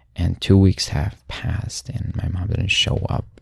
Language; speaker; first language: English; non-native, fluent; Arabic